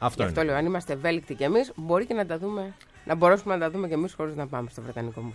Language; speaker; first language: Greek; native; Greek